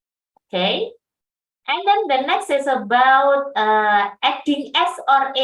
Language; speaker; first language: English; non-native, fluent; Indonesian